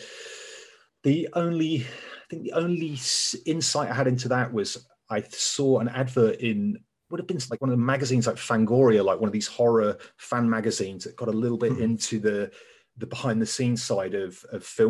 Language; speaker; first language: English; native; English